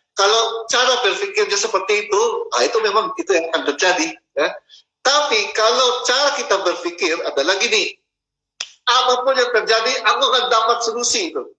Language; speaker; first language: Indonesian; non-native, fluent; Filipino